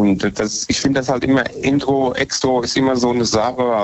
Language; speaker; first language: German; native; German